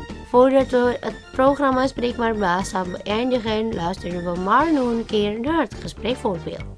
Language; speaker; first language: Dutch; non-native, learner; Indonesian